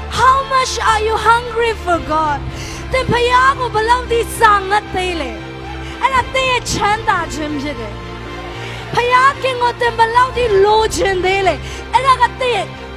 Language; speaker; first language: Burmese; non-native, local second language; Tedim Chin